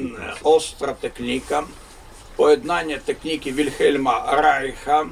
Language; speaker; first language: Polish; non-native, fluent; Russian